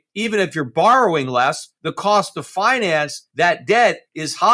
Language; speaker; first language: English; native; English